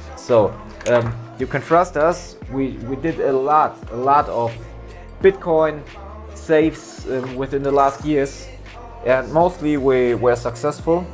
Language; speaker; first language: English; non-native, fluent; German